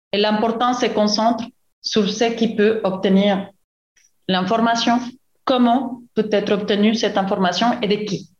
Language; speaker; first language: French; non-native, fluent; Spanish